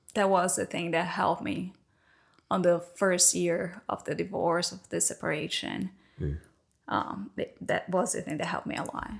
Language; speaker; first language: English; non-native, fluent; Portuguese